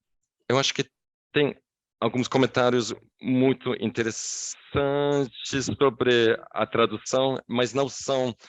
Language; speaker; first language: Portuguese; non-native, fluent; English